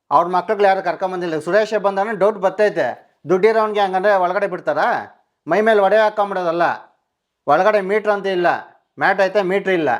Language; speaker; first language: Kannada; native; Kannada